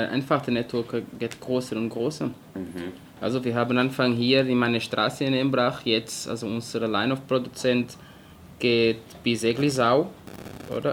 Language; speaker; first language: German; non-native, fluent; Portuguese